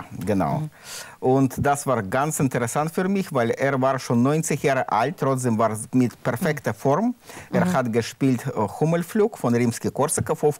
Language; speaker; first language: German; non-native, learner; Russian